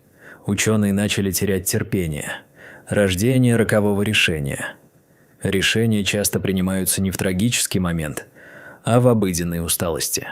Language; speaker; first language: Russian; native; Russian